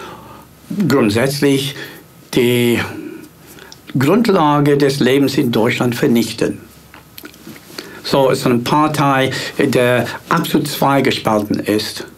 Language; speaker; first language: German; non-native, fluent; English